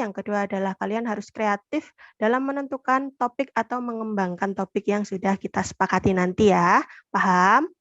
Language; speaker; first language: Indonesian; native; Indonesian